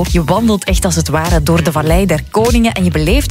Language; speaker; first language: Dutch; native; Dutch